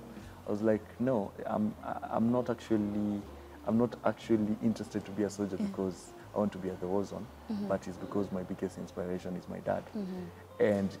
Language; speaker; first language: English; non-native, local second language; Kamba